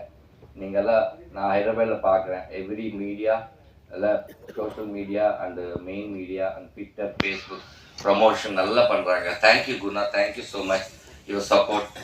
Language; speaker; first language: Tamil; non-native, learner; Telugu